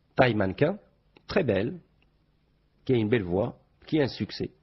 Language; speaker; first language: French; non-native, local second language; Arabic